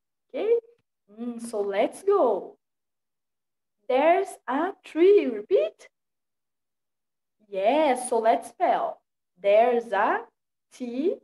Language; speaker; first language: English; non-native, fluent; Portuguese